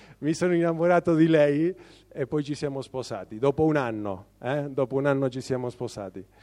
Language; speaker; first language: Italian; non-native, fluent; Spanish